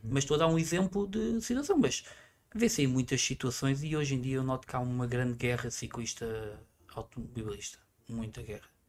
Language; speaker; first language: Portuguese; native; Portuguese